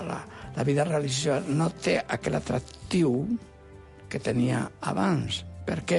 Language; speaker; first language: Catalan; non-native, local second language; Spanish